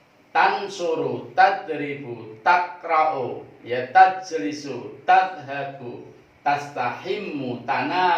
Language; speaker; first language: Arabic; non-native, fluent; Indonesian